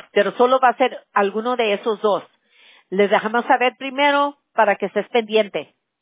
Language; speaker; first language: Spanish; early bilingual, heritage; Spanish